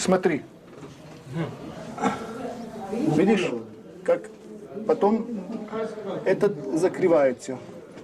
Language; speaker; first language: Russian; non-native, learner; French